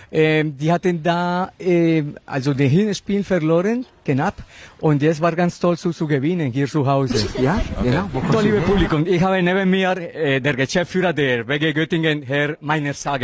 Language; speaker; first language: German; non-native, fluent; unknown